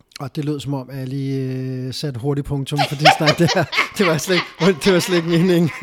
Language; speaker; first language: Danish; early bilingual, other home language; Spanish